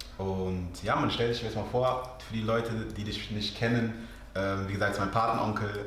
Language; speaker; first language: German; native; German